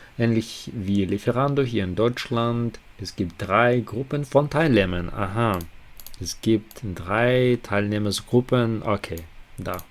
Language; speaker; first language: German; non-native, learner; Ukrainian